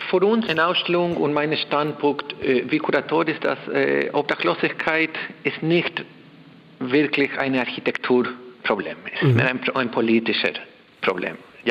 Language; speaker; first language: German; non-native, learner; Spanish